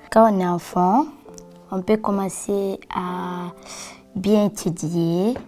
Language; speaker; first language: French; non-native, learner; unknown